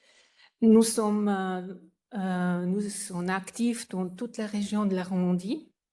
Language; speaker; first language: French; non-native, fluent; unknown